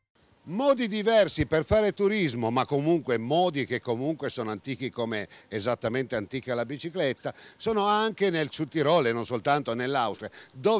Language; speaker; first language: Italian; native; Italian